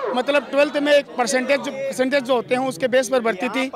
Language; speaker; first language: Hindi; native; Hindi